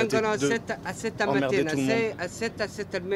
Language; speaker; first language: Italian; non-native, learner; Arabic